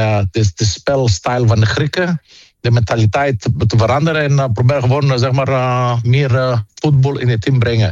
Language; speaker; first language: Dutch; non-native, fluent; Greek